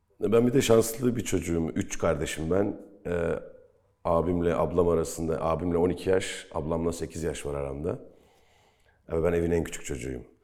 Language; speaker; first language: Turkish; native; Turkish